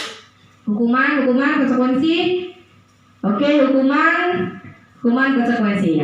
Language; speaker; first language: Indonesian; native; Indonesian